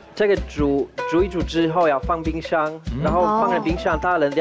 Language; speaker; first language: Chinese; non-native, fluent; Polish